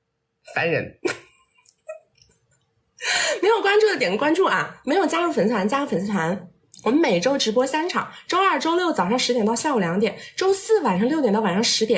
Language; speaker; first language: Chinese; native; Chinese